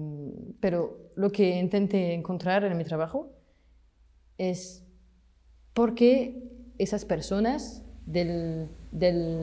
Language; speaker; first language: Spanish; non-native, fluent; French